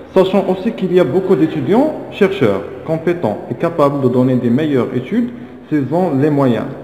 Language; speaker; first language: French; non-native, local second language; Arabic